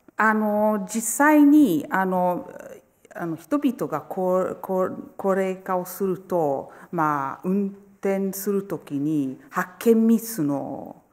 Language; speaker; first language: Japanese; non-native, fluent; Italian